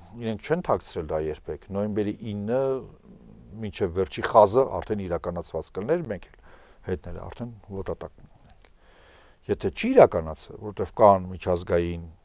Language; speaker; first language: Armenian; native; Armenian